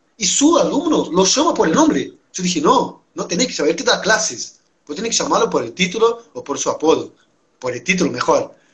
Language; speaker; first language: Spanish; non-native, fluent; Portuguese